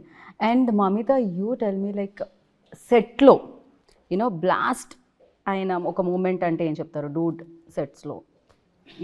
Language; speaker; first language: Telugu; native; Telugu